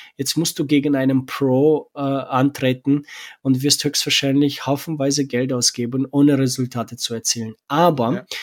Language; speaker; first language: German; non-native, fluent; Romanian